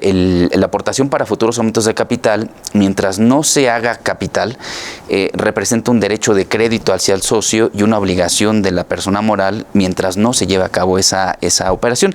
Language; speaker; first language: Spanish; native; Spanish